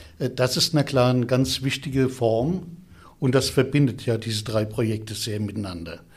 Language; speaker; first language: German; native; German